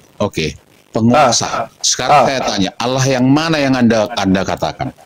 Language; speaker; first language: Indonesian; native; Indonesian